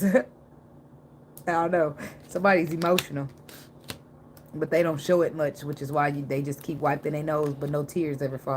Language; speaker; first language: English; native; English